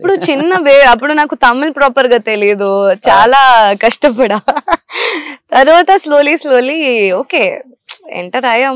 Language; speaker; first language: Telugu; non-native, local second language; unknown